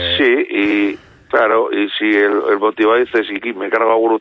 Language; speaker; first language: Spanish; native; Spanish